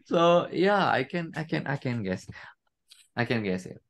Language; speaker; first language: English; non-native, fluent; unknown